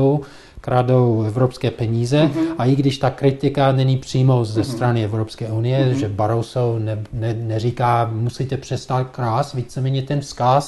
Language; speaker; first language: Czech; non-native, fluent; English